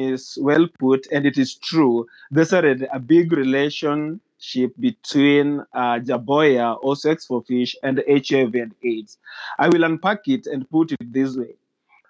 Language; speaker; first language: English; non-native, local second language; Luo (Kenya and Tanzania)